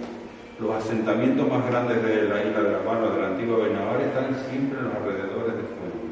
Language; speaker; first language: Spanish; native; Spanish